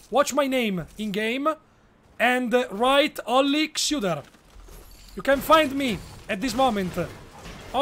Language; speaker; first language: English; non-native, learner; Italian